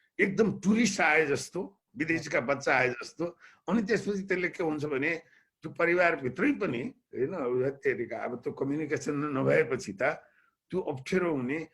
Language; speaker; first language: Nepali; native; Nepali